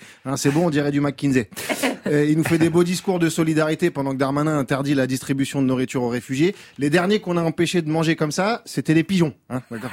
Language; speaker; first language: French; native; French